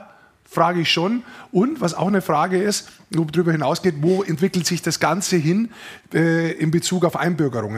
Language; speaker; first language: German; native; German